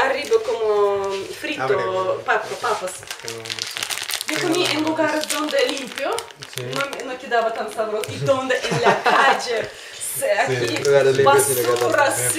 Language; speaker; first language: Spanish; non-native, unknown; Russian